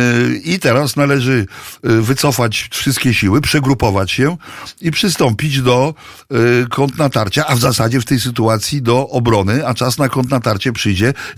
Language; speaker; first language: Polish; native; Polish